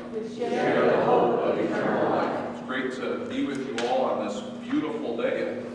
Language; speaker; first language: English; native; English